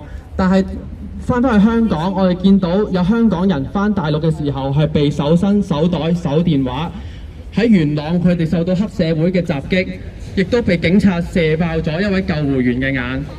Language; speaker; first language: Cantonese; native; Cantonese